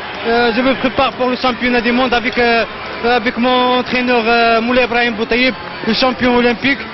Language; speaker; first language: French; non-native, local second language; Arabic